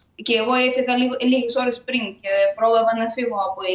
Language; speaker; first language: Greek; non-native, fluent; Ukrainian